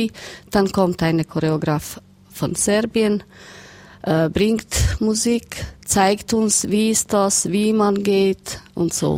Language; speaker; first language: German; non-native, learner; Serbian